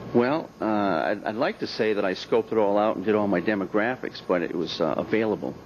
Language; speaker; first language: English; native; English